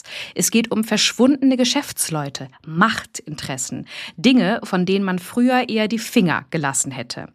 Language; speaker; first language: German; native; German